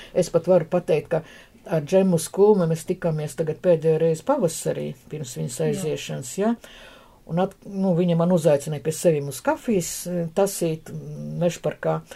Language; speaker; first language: Latvian; non-native, local second language; Russian